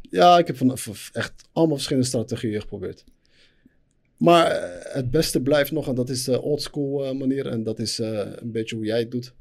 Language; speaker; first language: Dutch; early bilingual, other home language; Arabic